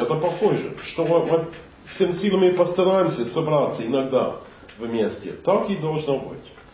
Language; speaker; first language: Russian; non-native, fluent; English